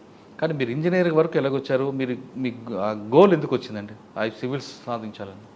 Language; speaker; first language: Telugu; native; Telugu